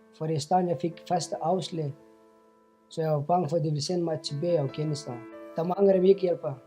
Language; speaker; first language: Danish; non-native, fluent; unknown